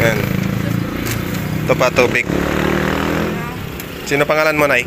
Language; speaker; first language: Filipino; non-native, local second language; Aklanon